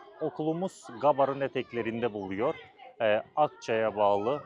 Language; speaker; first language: Turkish; native; Turkish